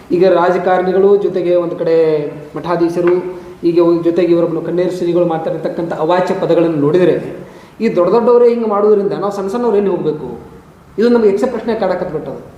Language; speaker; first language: Kannada; native; Kannada